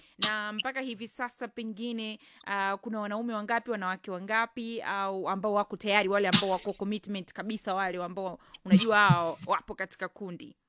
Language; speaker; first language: Swahili; native; Swahili